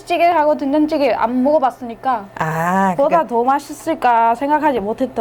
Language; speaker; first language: Korean; non-native, fluent; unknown